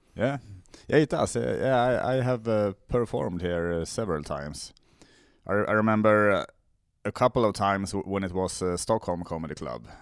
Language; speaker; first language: English; non-native, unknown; Swedish